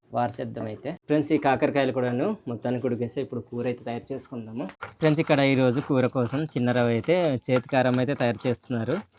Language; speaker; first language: Telugu; non-native, local second language; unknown